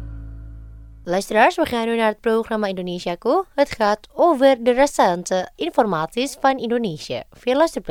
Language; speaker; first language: Dutch; non-native, fluent; Indonesian